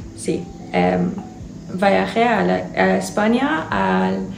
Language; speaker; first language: Spanish; non-native, learner; English